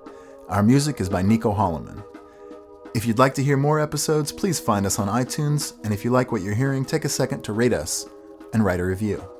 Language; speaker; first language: English; native; English